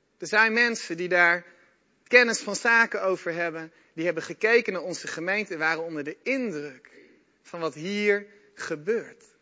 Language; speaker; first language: Dutch; native; Dutch